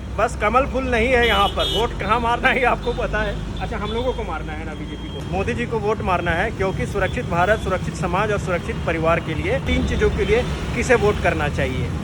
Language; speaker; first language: Hindi; native; Hindi